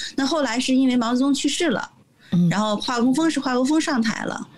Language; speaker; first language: Chinese; native; Chinese